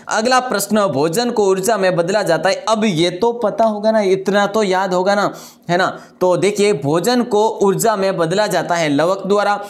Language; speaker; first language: Hindi; native; Hindi